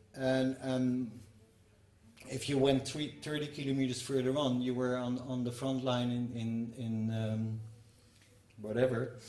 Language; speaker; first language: English; non-native, fluent; Dutch